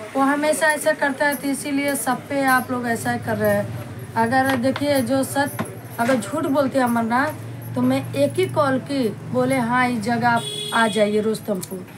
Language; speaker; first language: Hindi; native; Hindi